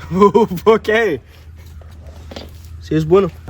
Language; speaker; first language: Spanish; non-native, learner; English